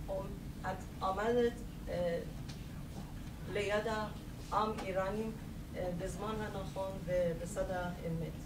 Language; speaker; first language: Hebrew; non-native, learner; Persian